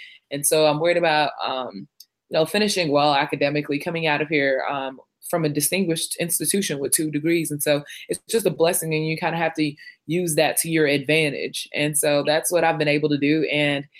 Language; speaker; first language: English; non-native, local second language; Shona